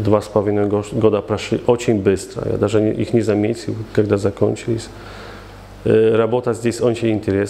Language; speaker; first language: Russian; non-native, fluent; Polish